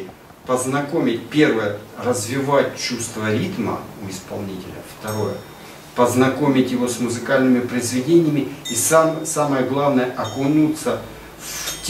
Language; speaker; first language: Russian; native; Russian